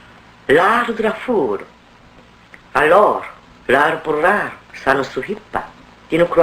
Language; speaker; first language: French; non-native, fluent; Korean